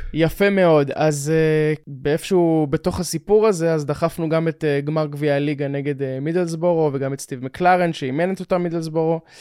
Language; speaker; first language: Hebrew; native; Hebrew